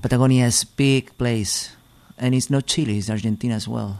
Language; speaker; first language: English; non-native, learner; Spanish